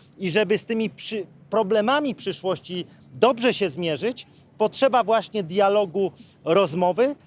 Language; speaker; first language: Polish; native; Polish